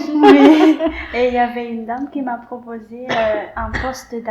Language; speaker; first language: French; non-native, local second language; Malagasy